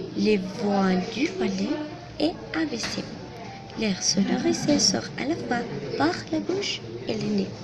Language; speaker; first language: French; non-native, learner; Spanish